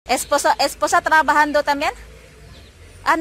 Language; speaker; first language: Spanish; non-native, learner; Indonesian